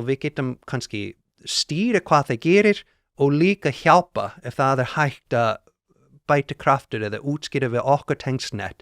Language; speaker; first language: Icelandic; non-native, learner; English